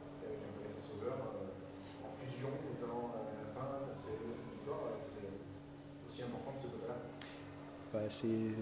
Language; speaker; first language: French; native; French